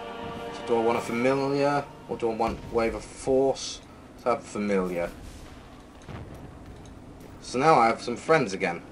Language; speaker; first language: English; native; English